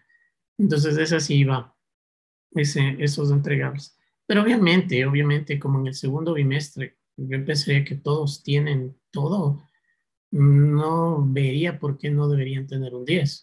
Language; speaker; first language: Spanish; native; Spanish